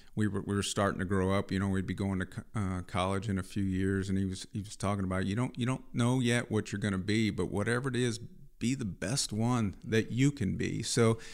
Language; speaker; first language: English; native; English